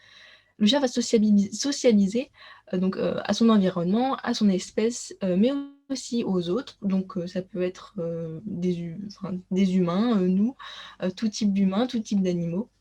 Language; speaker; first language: French; native; French